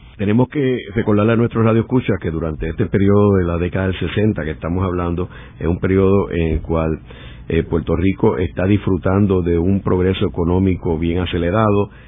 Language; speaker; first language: Spanish; native; Spanish